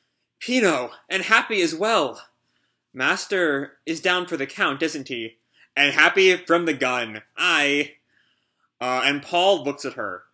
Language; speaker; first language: English; native; English